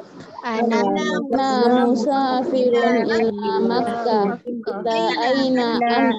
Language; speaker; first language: Arabic; non-native, learner; Indonesian